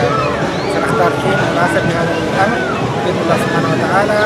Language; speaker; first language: Arabic; native; Arabic